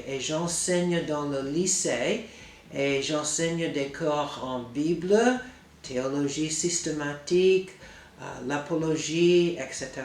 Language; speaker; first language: French; non-native, fluent; English